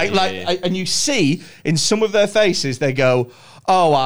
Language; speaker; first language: English; native; English